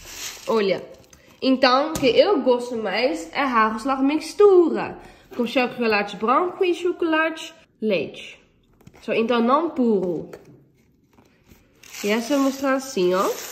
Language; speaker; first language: Portuguese; non-native, learner; Dutch